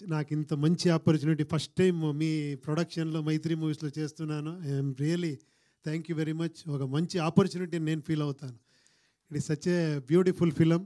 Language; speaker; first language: Telugu; non-native, fluent; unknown